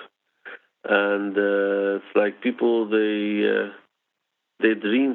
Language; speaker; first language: English; non-native, fluent; Hebrew